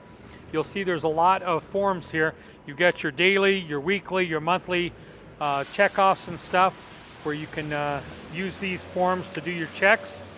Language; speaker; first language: English; native; English